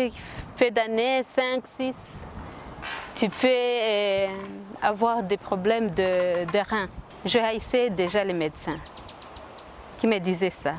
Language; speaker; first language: French; non-native, local second language; Kinyarwanda